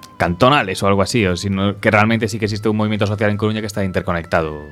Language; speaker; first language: Spanish; native; Spanish